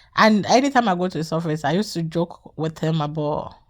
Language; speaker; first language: English; non-native, local second language; Yoruba